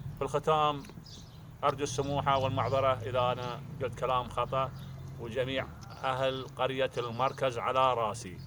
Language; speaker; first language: Arabic; native; Arabic